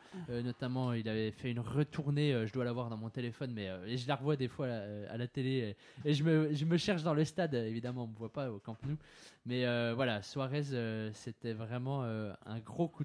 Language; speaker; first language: French; native; French